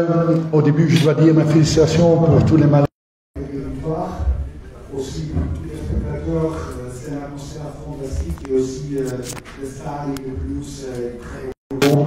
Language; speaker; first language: French; non-native, fluent; Dutch